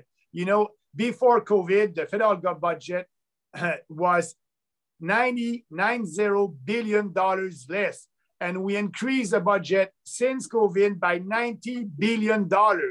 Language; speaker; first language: English; non-native, local second language; French